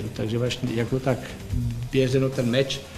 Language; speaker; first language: Polish; non-native, learner; Czech